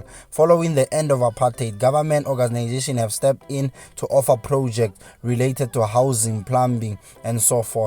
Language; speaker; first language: English; non-native, local second language; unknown